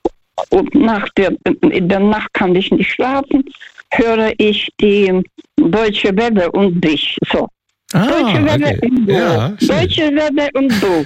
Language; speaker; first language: German; non-native, fluent; Russian